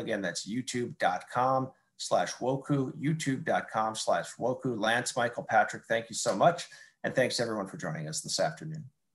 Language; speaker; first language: English; native; English